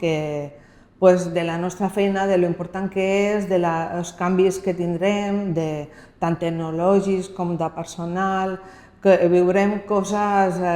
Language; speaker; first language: Catalan; non-native, local second language; Spanish